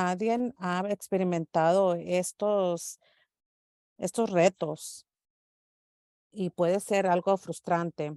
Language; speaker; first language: Spanish; early bilingual, heritage; English